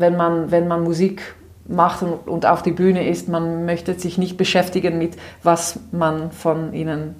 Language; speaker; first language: German; non-native, fluent; Dutch